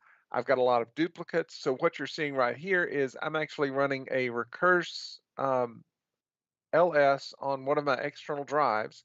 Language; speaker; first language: English; native; English